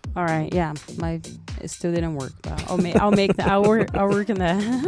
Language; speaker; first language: English; non-native, fluent; Portuguese